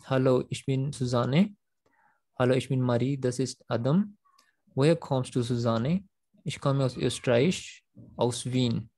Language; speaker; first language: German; non-native, fluent; Urdu